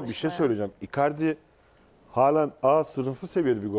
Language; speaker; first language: Turkish; native; Turkish